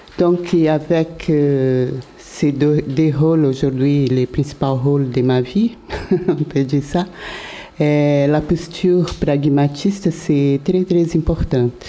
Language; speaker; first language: French; non-native, learner; Portuguese